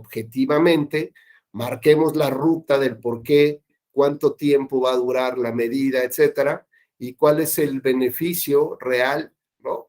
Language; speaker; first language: Spanish; native; Spanish